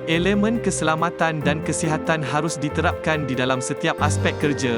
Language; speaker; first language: Malay; native; Malay